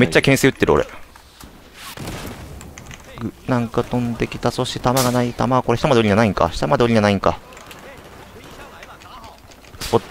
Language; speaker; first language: Japanese; native; Japanese